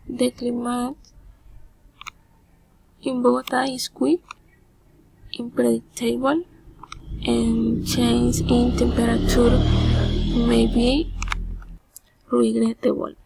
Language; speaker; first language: English; non-native, learner; Spanish